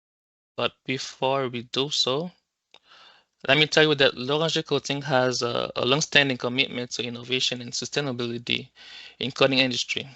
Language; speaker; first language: English; non-native, local second language; French